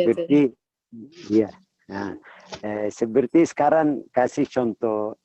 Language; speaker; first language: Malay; non-native, learner; Arabic